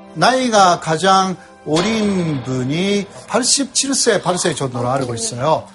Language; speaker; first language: Korean; non-native, fluent; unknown